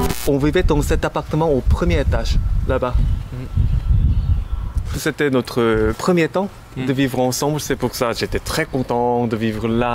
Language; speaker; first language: French; non-native, learner; Korean